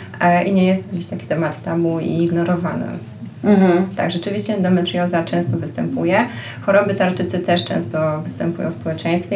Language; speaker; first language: Polish; native; Polish